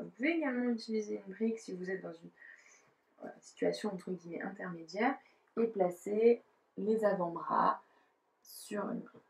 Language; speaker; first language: French; native; French